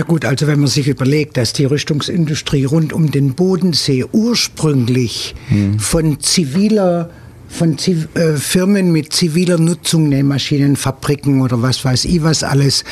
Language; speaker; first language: German; native; German